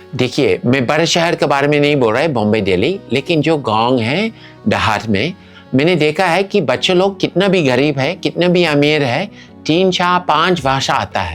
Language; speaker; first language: Hindi; non-native, fluent; English